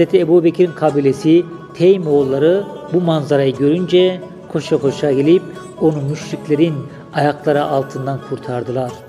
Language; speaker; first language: Turkish; native; Turkish